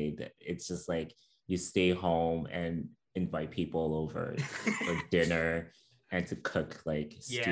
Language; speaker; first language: English; non-native, fluent; French